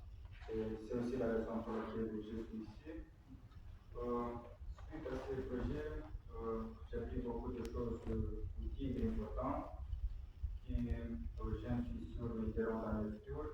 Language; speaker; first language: French; non-native, fluent; Romanian